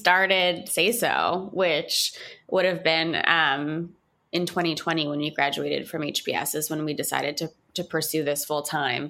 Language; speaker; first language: English; native; English